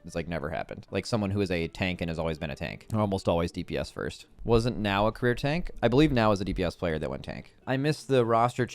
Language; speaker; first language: English; native; English